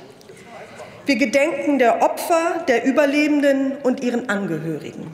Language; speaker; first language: German; early bilingual, other home language; Turkish